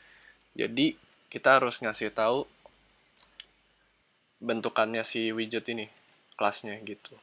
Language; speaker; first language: Indonesian; native; Indonesian